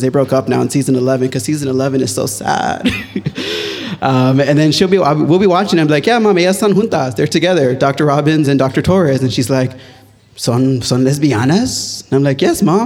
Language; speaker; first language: English; early bilingual, other home language; Spanish